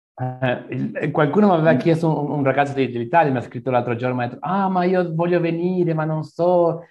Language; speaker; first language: Italian; non-native, learner; Spanish